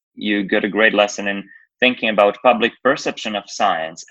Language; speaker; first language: English; non-native, fluent; Slovak